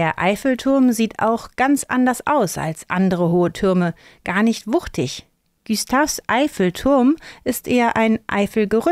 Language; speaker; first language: German; native; German